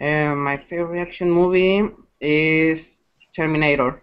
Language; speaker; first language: English; non-native, learner; Spanish